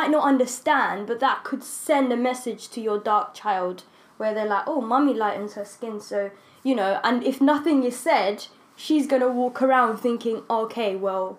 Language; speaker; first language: English; non-native, local second language; Kinyarwanda